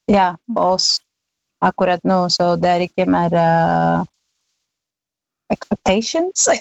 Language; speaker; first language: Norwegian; non-native, learner; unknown